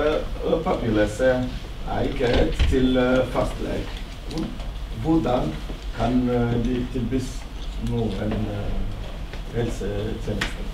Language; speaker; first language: Norwegian; non-native, learner; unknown